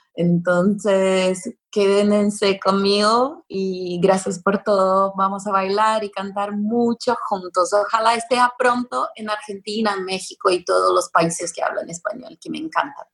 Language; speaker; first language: Spanish; non-native, fluent; Portuguese